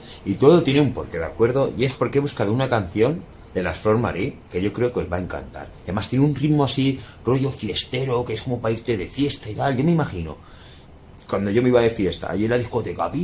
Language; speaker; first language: Spanish; native; Spanish